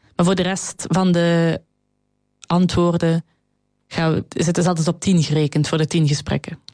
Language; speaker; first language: Dutch; native; Dutch